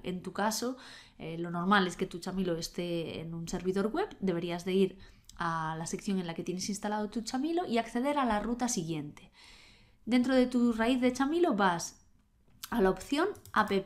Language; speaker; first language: Spanish; native; Spanish